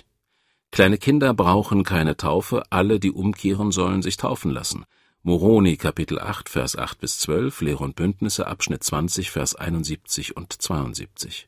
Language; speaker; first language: German; native; German